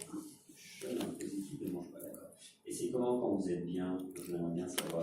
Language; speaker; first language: French; native; French